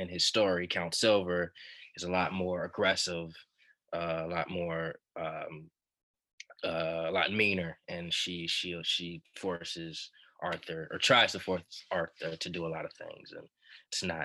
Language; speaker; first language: English; native; English